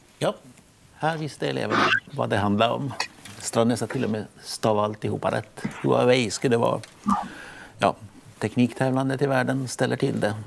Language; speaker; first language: Swedish; native; Swedish